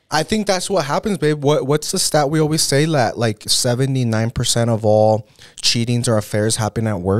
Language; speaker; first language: English; early bilingual, other home language; Spanish